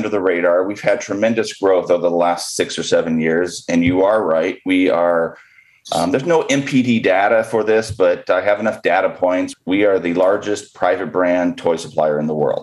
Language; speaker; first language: English; native; English